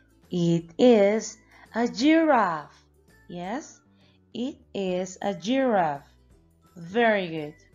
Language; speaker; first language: English; non-native, fluent; Spanish